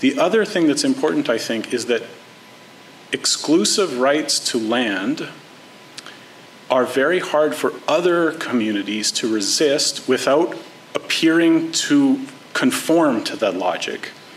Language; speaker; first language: English; native; English